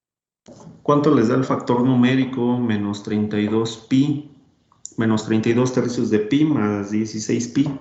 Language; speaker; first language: Spanish; native; Spanish